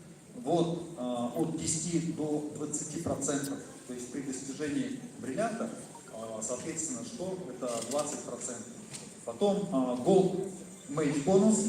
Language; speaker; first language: Russian; native; Russian